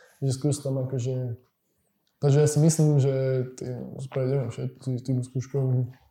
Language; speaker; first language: Slovak; native; Slovak